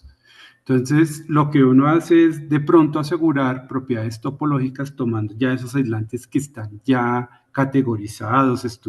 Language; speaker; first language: Spanish; native; Spanish